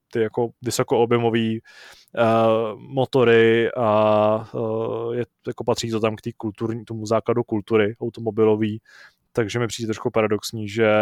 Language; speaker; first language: Czech; native; Czech